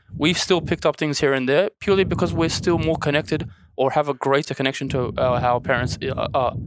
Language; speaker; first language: English; early bilingual, other home language; Arabic